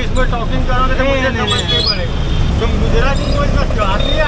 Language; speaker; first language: Hindi; non-native, local second language; Gujarati